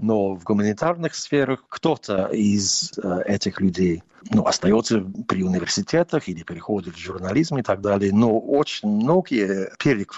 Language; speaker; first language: Russian; non-native, fluent; English